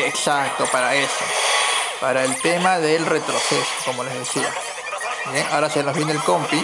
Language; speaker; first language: Spanish; native; Spanish